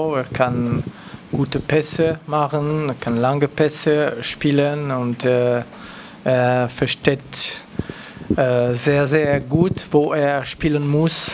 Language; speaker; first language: German; non-native, local second language; French